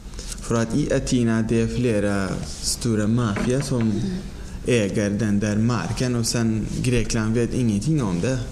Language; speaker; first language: Swedish; non-native, fluent; Persian